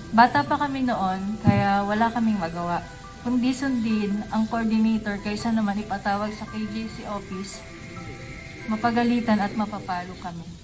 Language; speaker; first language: Filipino; native; Filipino